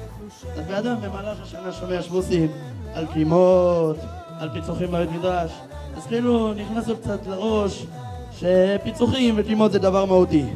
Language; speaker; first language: Hebrew; native; Hebrew